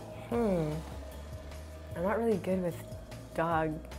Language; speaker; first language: English; non-native, fluent; French